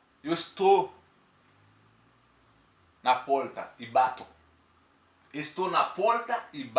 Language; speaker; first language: Portuguese; non-native, learner; Haitian Creole